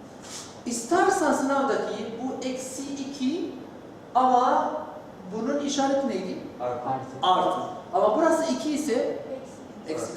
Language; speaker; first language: Turkish; non-native, learner; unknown